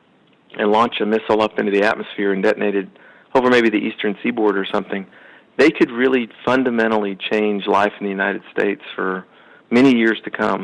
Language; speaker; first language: English; native; English